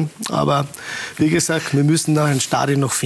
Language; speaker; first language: German; native; German